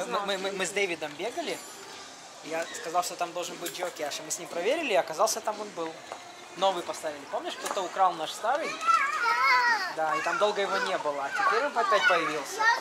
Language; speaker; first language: Russian; native; Russian